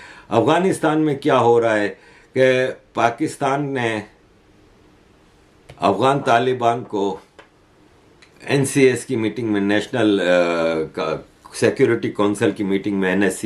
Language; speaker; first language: Urdu; native; Urdu